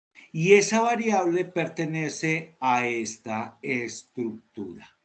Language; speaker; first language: Spanish; native; Spanish